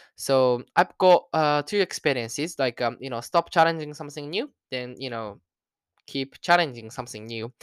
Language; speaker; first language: English; non-native, learner; Japanese